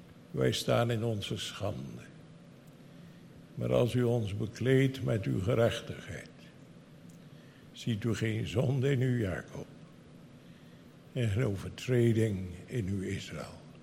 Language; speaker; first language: Dutch; native; Dutch